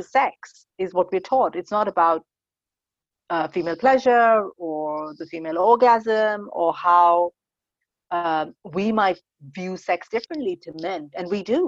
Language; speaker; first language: English; non-native, local second language; Hindi